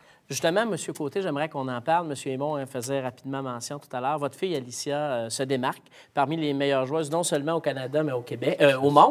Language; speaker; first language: French; native; French